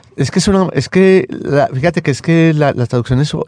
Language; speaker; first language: Spanish; native; Spanish